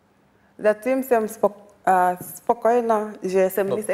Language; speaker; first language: Czech; non-native, learner; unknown